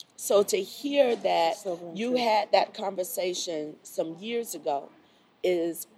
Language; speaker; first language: English; native; English